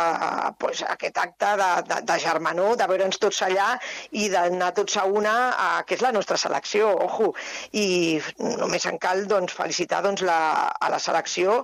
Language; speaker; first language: Catalan; native; Catalan